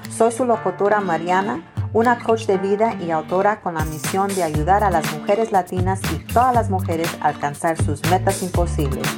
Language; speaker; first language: Spanish; early bilingual, heritage; Spanish